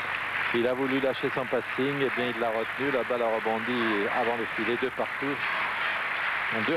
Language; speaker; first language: French; native; French